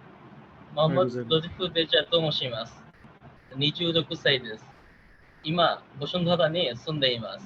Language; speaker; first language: Japanese; non-native, learner; Bangla